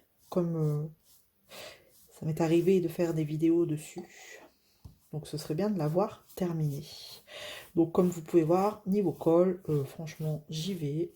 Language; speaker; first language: French; native; French